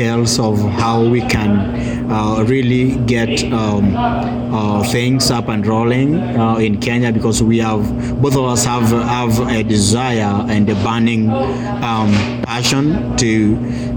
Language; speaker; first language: English; non-native, local second language; Luo (Kenya and Tanzania)